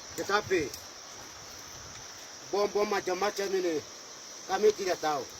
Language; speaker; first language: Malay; non-native, local second language; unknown